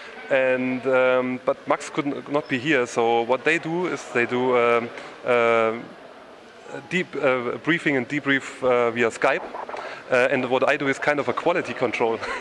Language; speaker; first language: English; non-native, fluent; German